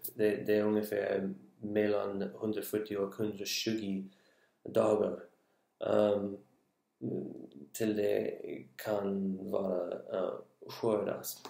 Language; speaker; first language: Swedish; non-native, learner; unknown